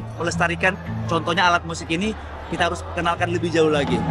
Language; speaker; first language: Indonesian; native; Indonesian